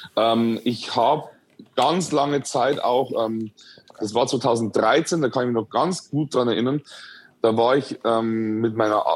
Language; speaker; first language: German; native; German